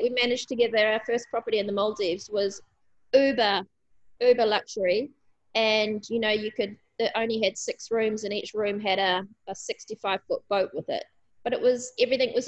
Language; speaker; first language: English; native; English